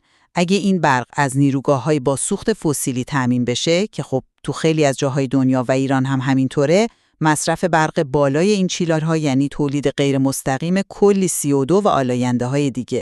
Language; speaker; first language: Persian; native; Persian